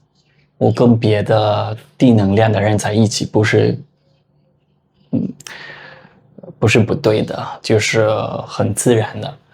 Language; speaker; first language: Chinese; non-native, fluent; Spanish